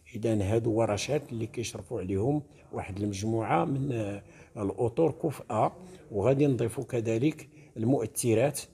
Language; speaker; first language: Arabic; native; Arabic